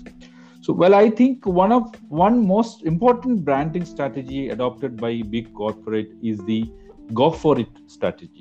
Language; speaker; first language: English; non-native, local second language; Malayalam